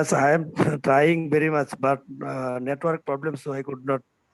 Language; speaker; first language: English; non-native, learner; Bangla